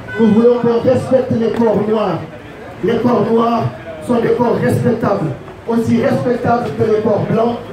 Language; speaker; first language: French; non-native, local second language; Wolof